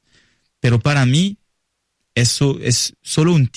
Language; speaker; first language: Spanish; non-native, learner; French